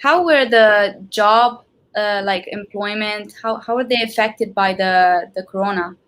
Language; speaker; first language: English; non-native, fluent; Italian